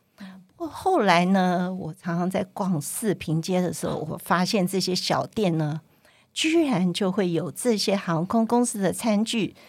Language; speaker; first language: Chinese; non-native, local second language; Cantonese